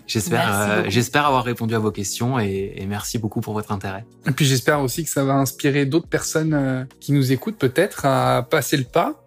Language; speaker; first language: French; native; French